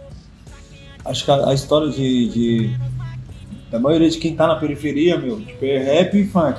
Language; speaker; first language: Portuguese; native; Portuguese